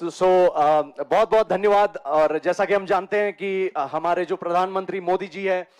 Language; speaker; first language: Hindi; non-native, local second language; Telugu